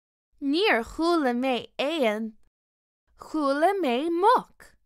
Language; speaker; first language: Irish; non-native, local second language; English